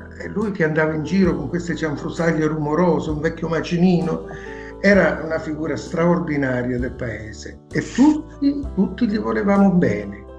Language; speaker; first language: Italian; native; Italian